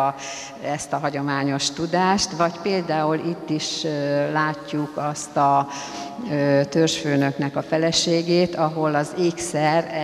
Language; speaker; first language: Hungarian; native; Hungarian